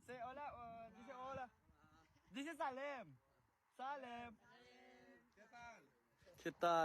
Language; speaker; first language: Spanish; non-native, learner; Kazakh